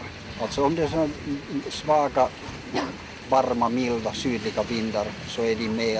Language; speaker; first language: Swedish; non-native, local second language; Finnish